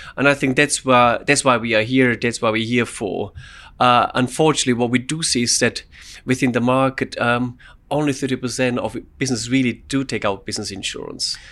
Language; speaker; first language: English; non-native, fluent; German